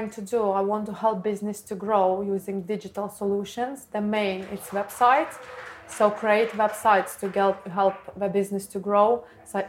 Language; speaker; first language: English; non-native, learner; Lithuanian